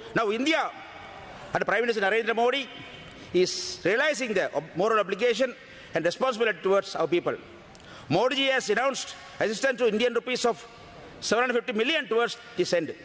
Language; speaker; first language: English; non-native, local second language; Tamil